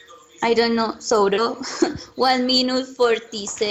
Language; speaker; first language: English; non-native, learner; Spanish